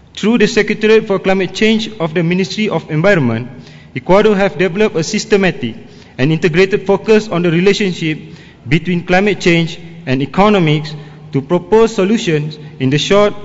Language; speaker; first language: English; non-native, local second language; Malay